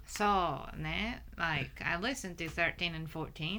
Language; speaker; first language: English; non-native, fluent; Japanese